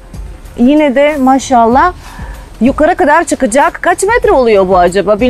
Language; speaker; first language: Turkish; non-native, fluent; Bulgarian